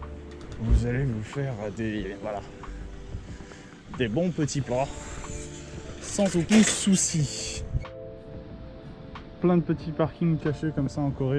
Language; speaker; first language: French; native; French